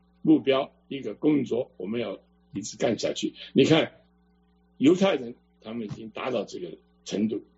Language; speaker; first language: Chinese; non-native, local second language; Cantonese